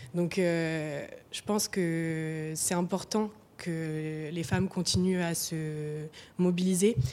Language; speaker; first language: French; native; French